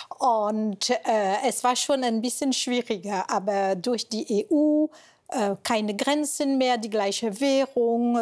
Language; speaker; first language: German; non-native, fluent; French